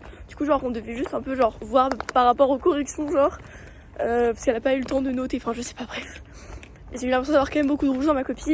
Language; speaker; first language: French; native; French